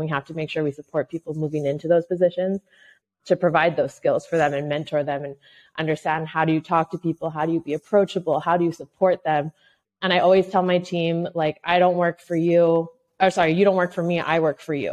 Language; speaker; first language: English; native; English